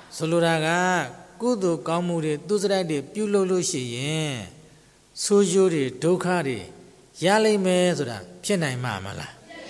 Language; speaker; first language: Burmese; native; Burmese